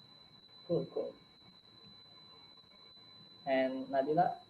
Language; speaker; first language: English; non-native, learner; Indonesian